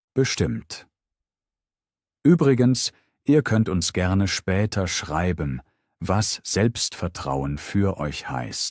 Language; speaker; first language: German; native; German